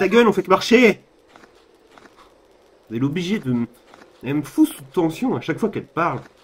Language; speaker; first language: French; native; French